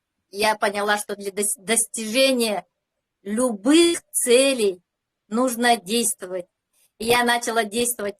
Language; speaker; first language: Russian; native; Russian